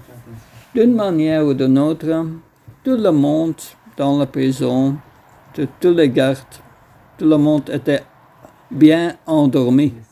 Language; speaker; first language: French; non-native, fluent; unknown